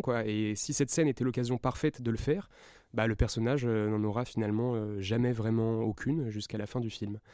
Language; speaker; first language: French; native; French